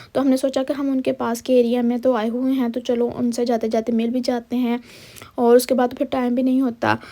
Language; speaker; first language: Urdu; native; Urdu